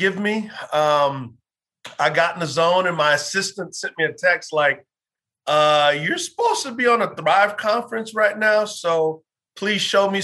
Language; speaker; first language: English; native; English